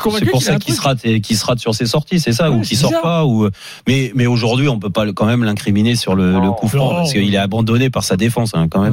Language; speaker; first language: French; native; French